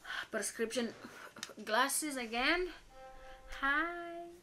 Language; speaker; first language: English; non-native, fluent; Indonesian